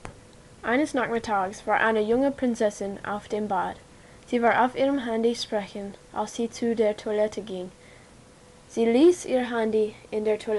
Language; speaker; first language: German; non-native, learner; English